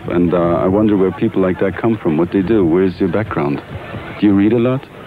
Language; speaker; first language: English; non-native, fluent; German